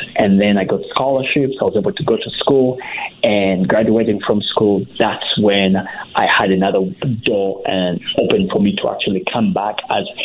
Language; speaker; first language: English; early bilingual, other home language; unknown